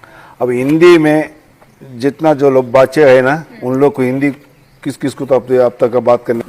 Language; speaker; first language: Hindi; non-native, local second language; Telugu